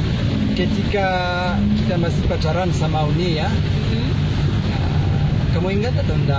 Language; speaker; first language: Indonesian; non-native, learner; French